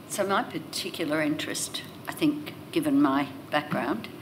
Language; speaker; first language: English; native; English